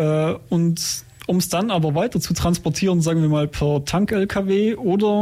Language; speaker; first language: German; native; German